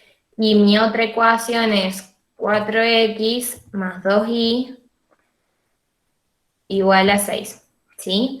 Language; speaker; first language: Spanish; native; Spanish